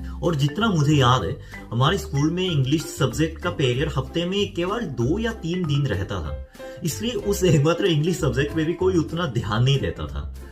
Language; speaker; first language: Hindi; non-native, fluent; Korean